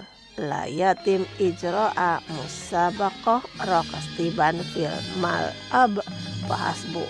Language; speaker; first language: Arabic; non-native, fluent; Indonesian